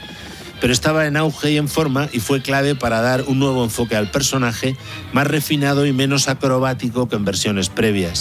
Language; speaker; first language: Spanish; native; Spanish